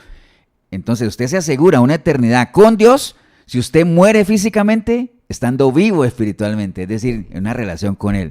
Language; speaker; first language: Spanish; native; Spanish